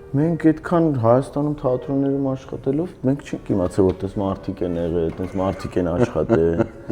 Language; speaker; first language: Armenian; native; Armenian